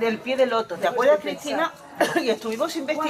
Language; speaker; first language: Spanish; native; Spanish